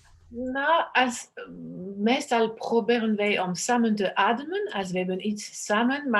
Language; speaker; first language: Dutch; non-native, fluent; French